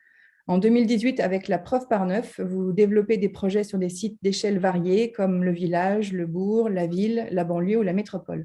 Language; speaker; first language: French; native; French